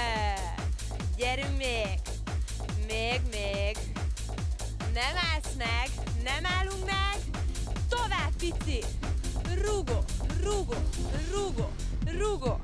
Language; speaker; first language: Hungarian; native; Hungarian